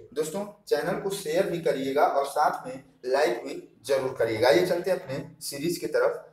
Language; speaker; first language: Hindi; native; Hindi